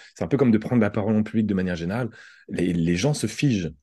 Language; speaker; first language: French; native; French